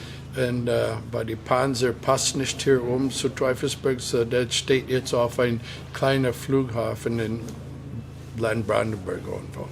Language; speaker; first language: German; non-native, fluent; English